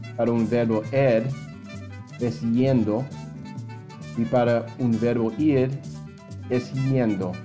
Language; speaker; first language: Spanish; non-native, fluent; English